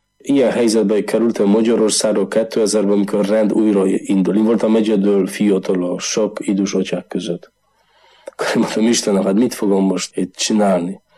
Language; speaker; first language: Hungarian; non-native, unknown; Polish